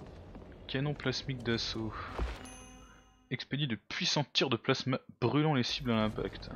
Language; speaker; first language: French; native; French